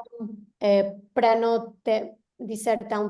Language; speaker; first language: Portuguese; non-native, learner; Spanish